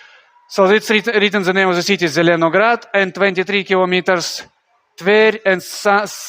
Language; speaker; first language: English; non-native, fluent; Russian